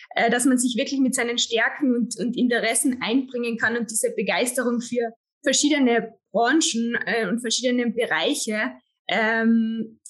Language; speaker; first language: German; native; German